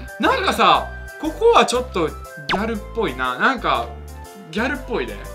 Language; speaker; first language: Japanese; early bilingual, other home language; Russian